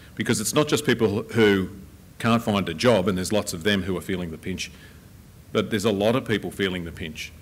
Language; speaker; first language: English; native; English